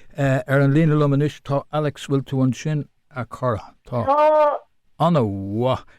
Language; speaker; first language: Irish; non-native, local second language; English